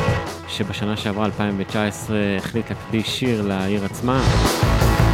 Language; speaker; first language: Hebrew; native; Hebrew